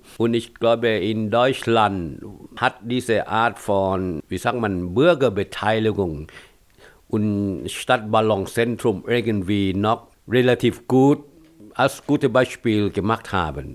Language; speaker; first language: German; non-native, fluent; Thai